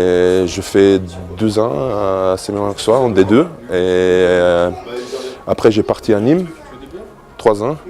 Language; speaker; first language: French; non-native, fluent; Bosnian